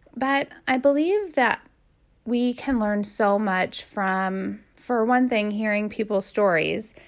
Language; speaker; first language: English; native; English